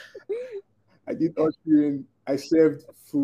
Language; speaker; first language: English; non-native, local second language; Igbo